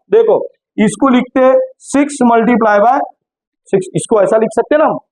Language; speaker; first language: Hindi; non-native, local second language; Marathi